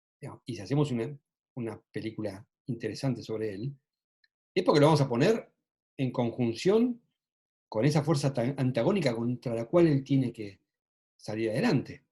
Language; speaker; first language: Spanish; native; Spanish